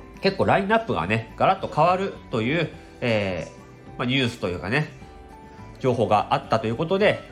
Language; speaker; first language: Japanese; native; Japanese